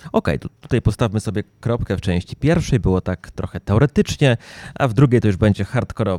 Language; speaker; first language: Polish; native; Polish